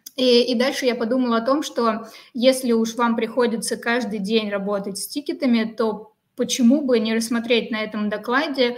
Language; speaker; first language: Russian; native; Russian